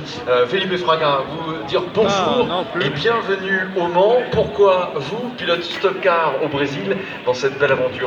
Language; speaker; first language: French; native; French